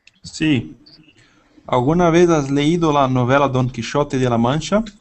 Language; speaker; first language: Spanish; non-native, learner; Portuguese